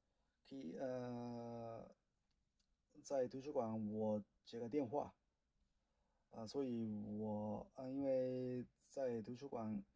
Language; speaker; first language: Chinese; non-native, learner; Japanese